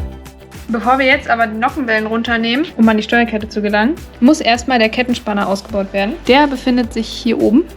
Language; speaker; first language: German; native; German